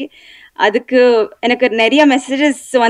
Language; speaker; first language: Tamil; non-native, learner; Telugu